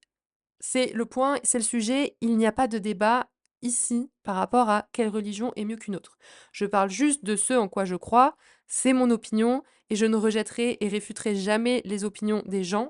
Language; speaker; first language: French; native; French